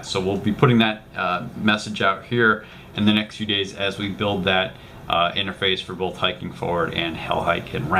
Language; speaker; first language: English; native; English